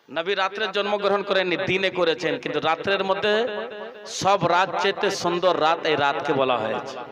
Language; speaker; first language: Bangla; non-native, local second language; Urdu